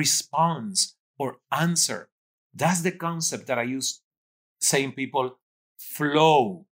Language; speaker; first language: English; non-native, fluent; Spanish